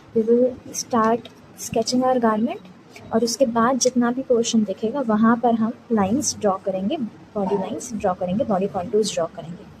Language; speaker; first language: Hindi; non-native, local second language; Marathi